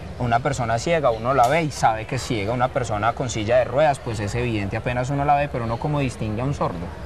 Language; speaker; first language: Spanish; non-native, local second language; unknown